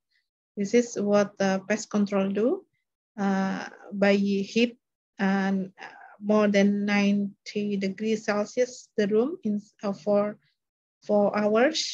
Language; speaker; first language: English; non-native, learner; Indonesian